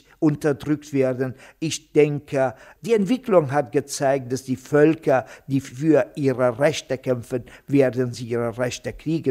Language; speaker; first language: German; non-native, fluent; Kurdish